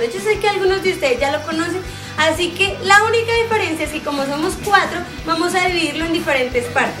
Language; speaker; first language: Spanish; native; Spanish